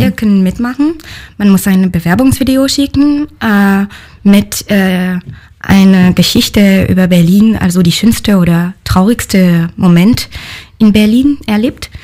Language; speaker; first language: German; non-native, learner; French